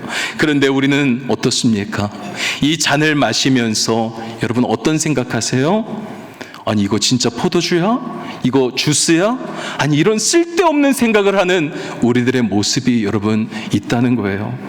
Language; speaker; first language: Korean; native; Korean